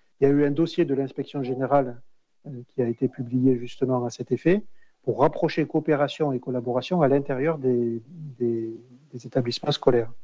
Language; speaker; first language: French; native; French